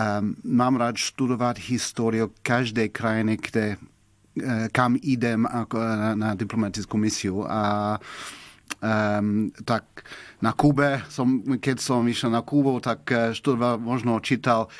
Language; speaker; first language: Slovak; non-native, fluent; English